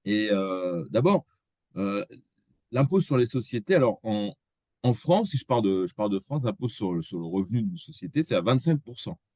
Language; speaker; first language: French; native; French